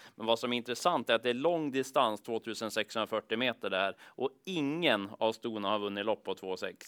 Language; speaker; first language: Swedish; native; Swedish